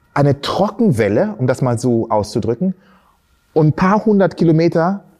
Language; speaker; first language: German; early bilingual, other home language; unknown